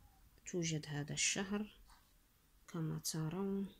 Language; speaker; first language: Arabic; native; Arabic